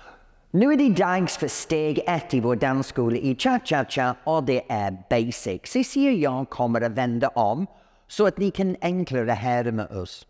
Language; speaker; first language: Swedish; non-native, fluent; English